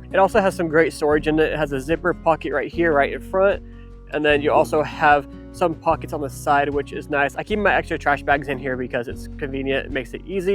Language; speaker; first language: English; native; English